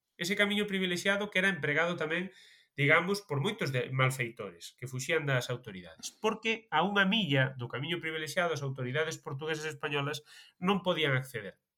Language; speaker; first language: Galician; native; Galician